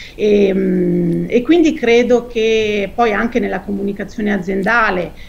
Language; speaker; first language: Italian; native; Italian